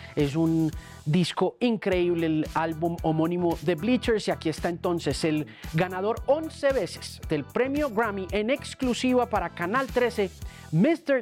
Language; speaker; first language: Spanish; native; Spanish